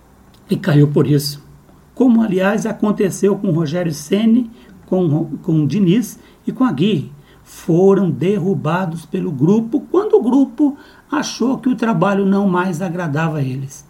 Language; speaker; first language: Portuguese; native; Portuguese